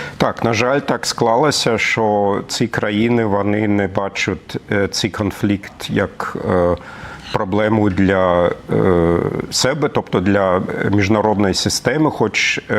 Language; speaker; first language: Ukrainian; non-native, fluent; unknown